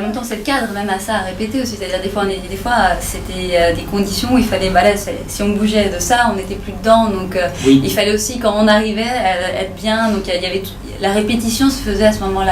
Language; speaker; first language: French; native; French